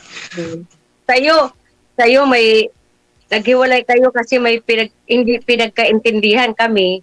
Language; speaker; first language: Filipino; non-native, local second language; Cebuano